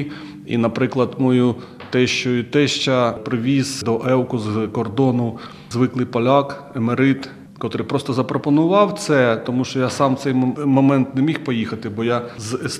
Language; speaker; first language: Ukrainian; non-native, local second language; Russian